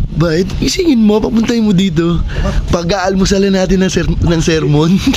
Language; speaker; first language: Filipino; native; Filipino